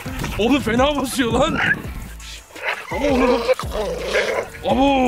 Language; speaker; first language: Turkish; native; Turkish